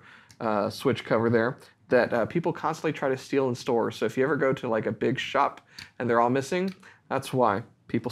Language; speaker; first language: English; native; English